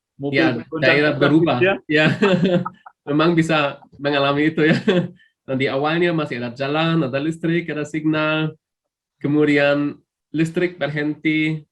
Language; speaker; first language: Indonesian; non-native, fluent; German